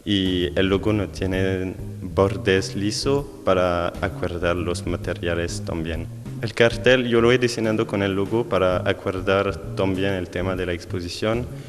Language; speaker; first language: Spanish; non-native, learner; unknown